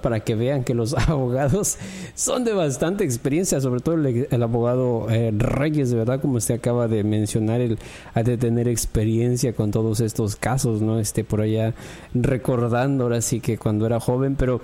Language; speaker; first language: Spanish; native; Spanish